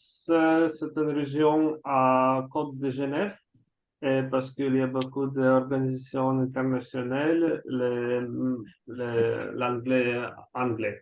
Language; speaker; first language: French; non-native, learner; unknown